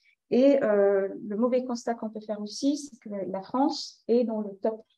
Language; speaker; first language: French; native; French